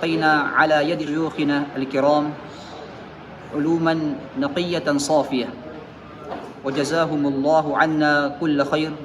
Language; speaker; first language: Arabic; non-native, fluent; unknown